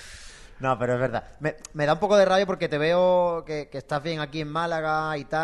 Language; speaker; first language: Spanish; native; Spanish